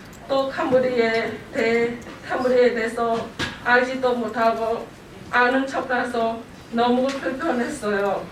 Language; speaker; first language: Korean; non-native, learner; Khmer